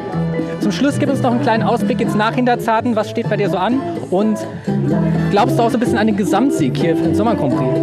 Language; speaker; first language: German; native; German